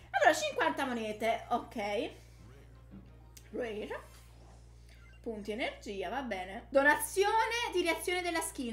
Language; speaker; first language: Italian; native; Italian